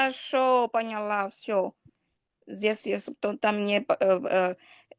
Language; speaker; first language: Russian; non-native, learner; Portuguese